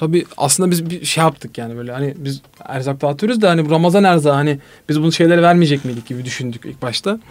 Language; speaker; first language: Turkish; native; Turkish